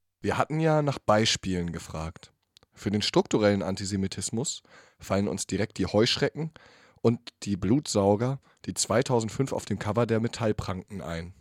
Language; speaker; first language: German; native; German